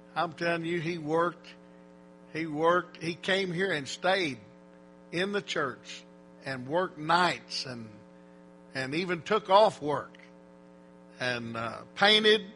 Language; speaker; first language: English; native; English